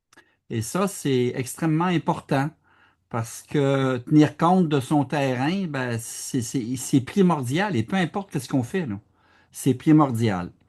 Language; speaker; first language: French; native; French